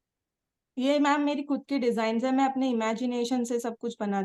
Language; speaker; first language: Hindi; native; Hindi